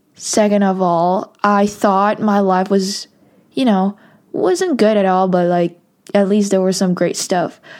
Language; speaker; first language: English; non-native, local second language; Cantonese